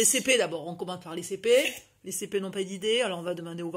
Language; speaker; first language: French; native; French